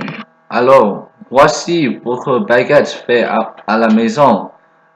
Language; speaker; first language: French; non-native, learner; English